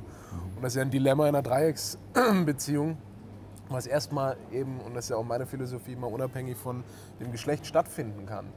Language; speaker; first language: German; native; German